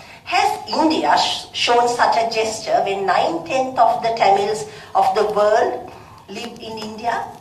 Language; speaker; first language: English; non-native, local second language; Sinhala